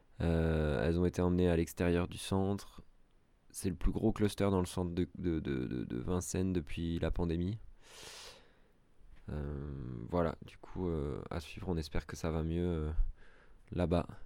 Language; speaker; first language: French; native; French